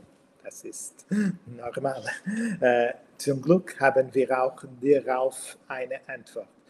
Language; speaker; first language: German; non-native, learner; Portuguese